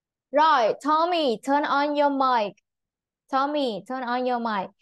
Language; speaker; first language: English; non-native, fluent; Vietnamese